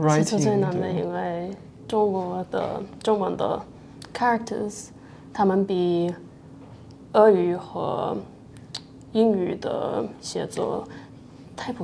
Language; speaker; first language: Chinese; early bilingual, other home language; Russian